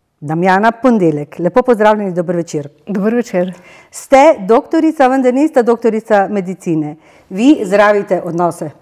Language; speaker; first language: Slovenian; native; Slovenian